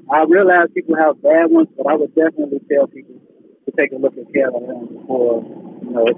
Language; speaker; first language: English; native; English